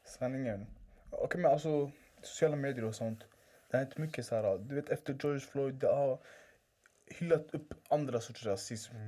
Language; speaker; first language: Swedish; early bilingual, other home language; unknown